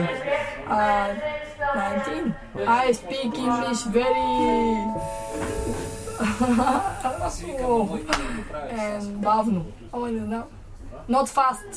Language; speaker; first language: English; non-native, learner; Bulgarian